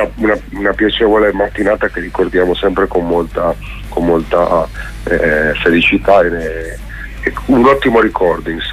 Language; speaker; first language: Italian; native; Italian